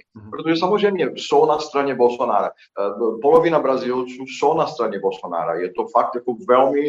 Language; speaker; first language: Czech; non-native, fluent; Portuguese